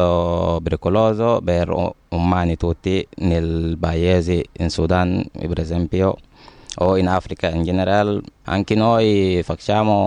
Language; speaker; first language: Italian; non-native, learner; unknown